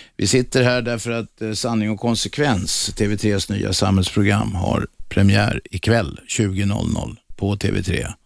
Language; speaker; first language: Swedish; native; Swedish